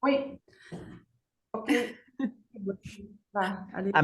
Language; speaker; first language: French; non-native, fluent; Portuguese